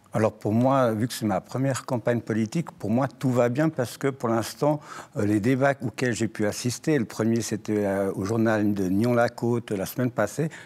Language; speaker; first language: French; native; French